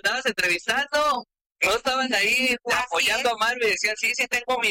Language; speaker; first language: Spanish; native; Spanish